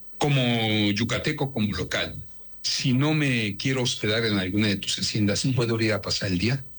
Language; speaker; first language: Spanish; native; Spanish